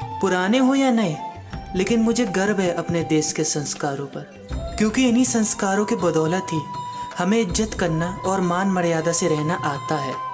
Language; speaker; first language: Hindi; native; Hindi